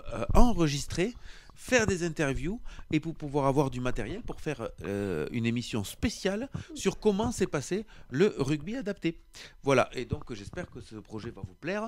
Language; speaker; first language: French; native; French